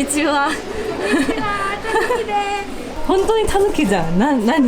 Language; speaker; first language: Japanese; non-native, learner; Korean